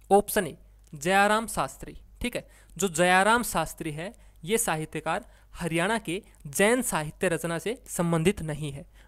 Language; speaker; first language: Hindi; native; Hindi